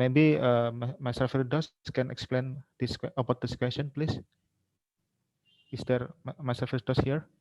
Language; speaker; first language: English; non-native, learner; Indonesian